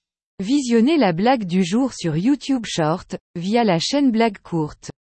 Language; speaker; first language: French; native; French